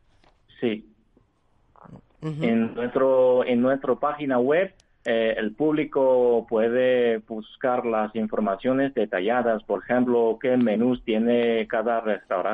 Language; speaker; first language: Spanish; non-native, fluent; Chinese